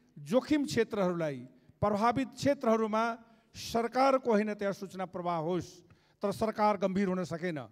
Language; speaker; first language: Nepali; non-native, local second language; Maithili